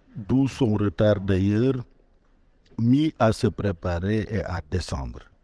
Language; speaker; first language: French; non-native, local second language; Wolof